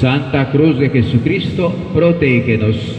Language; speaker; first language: Spanish; native; Spanish